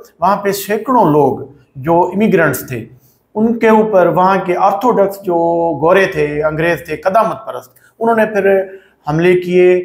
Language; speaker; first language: Urdu; non-native, local second language; Sindhi